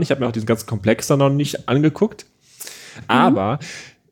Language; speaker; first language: German; native; German